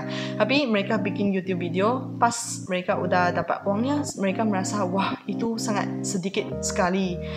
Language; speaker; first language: Indonesian; non-native, fluent; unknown